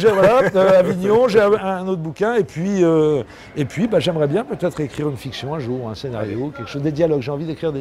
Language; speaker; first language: French; native; French